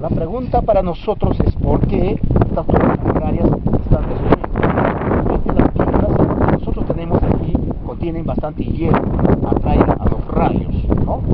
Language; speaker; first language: Spanish; native; Spanish